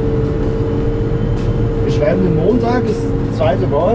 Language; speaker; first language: German; native; German